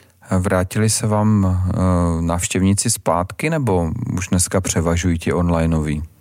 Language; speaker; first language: Czech; native; Czech